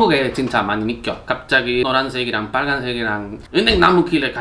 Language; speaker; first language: Korean; non-native, learner; Spanish